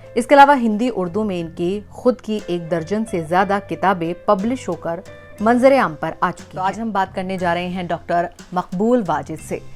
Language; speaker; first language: Urdu; native; Urdu